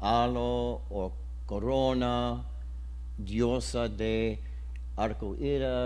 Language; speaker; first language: Spanish; non-native, learner; English